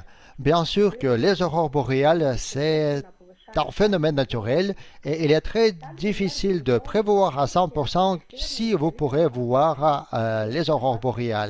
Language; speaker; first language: French; non-native, fluent; Russian